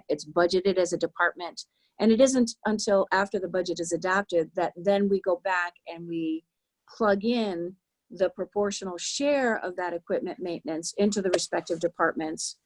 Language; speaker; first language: English; native; English